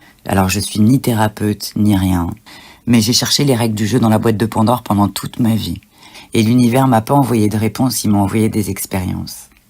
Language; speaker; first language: French; native; French